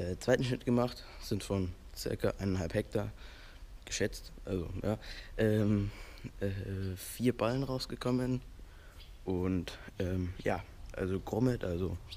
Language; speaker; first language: German; native; German